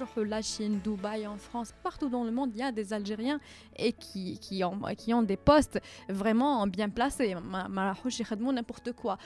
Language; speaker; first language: French; non-native, local second language; Arabic